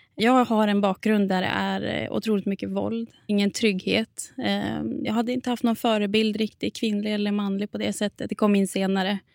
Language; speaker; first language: Swedish; native; Swedish